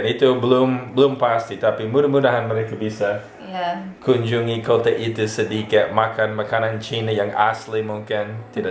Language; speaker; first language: Indonesian; non-native, fluent; English